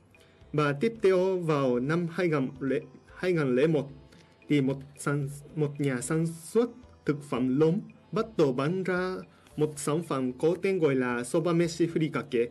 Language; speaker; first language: Vietnamese; non-native, fluent; Japanese